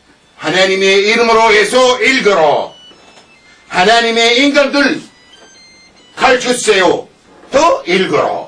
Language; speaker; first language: Korean; non-native, learner; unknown